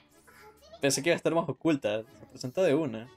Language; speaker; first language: Spanish; native; Spanish